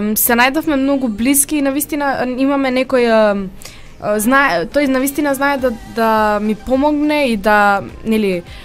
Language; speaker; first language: Macedonian; early bilingual, heritage; Macedonian